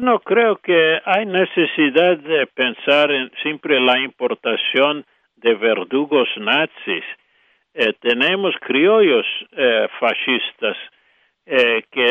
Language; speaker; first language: Spanish; non-native, fluent; English